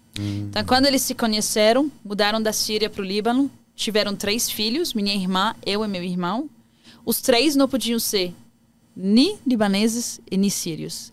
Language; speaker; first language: Portuguese; non-native, fluent; Arabic